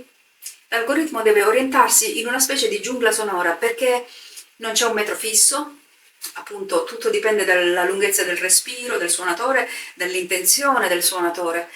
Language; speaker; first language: Italian; native; Italian